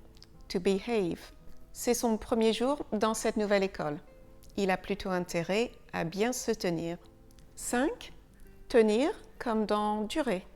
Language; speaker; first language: French; native; French